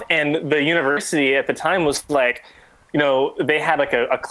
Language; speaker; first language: English; native; English